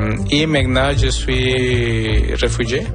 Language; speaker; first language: French; non-native, fluent; Spanish